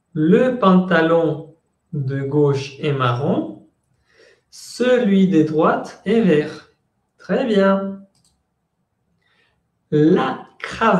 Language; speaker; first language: French; non-native, fluent; Spanish